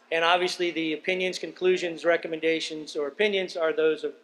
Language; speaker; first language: English; native; English